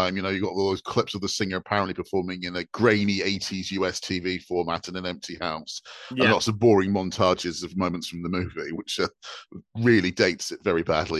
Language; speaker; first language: English; native; English